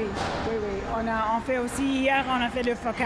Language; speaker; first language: French; non-native, fluent; English